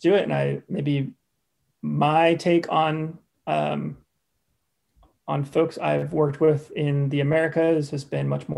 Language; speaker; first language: English; native; English